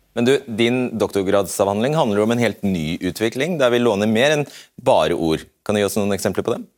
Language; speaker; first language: Norwegian; native; Norwegian